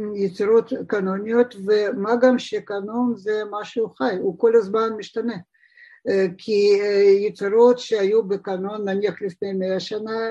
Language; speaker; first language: Hebrew; non-native, fluent; Russian